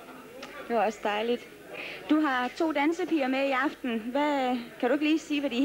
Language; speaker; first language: Danish; native; Danish